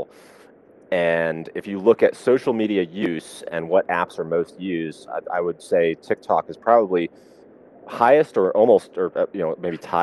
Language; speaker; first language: English; native; English